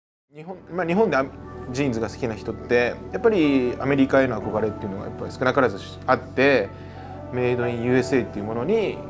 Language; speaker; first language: Japanese; native; Japanese